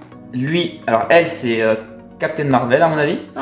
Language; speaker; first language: French; native; French